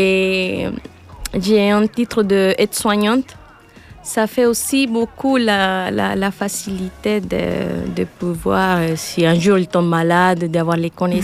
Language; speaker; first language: French; non-native, learner; Spanish